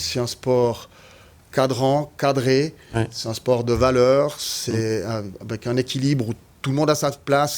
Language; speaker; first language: French; native; French